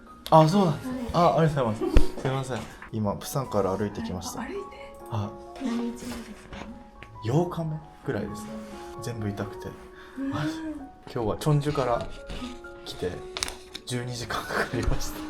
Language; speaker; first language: Japanese; native; Japanese